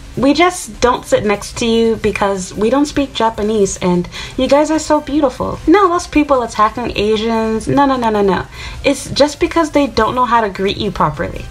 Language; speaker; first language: English; native; English